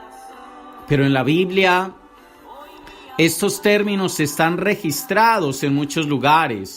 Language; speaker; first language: Spanish; native; Spanish